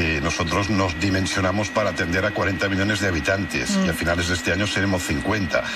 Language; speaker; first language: Spanish; non-native, local second language; Catalan